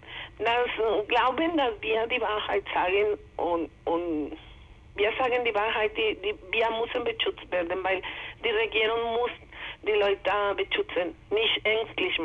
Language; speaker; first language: German; non-native, learner; Spanish